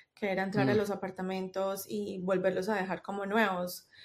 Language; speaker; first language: Spanish; native; Spanish